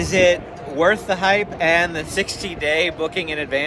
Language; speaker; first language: English; native; English